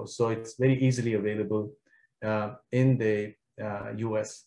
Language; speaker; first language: English; non-native, local second language; Kashmiri